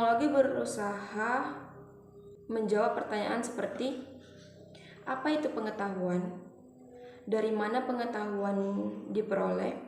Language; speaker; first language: Indonesian; native; Indonesian